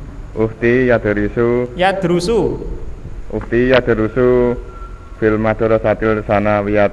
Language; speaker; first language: Arabic; non-native, learner; Indonesian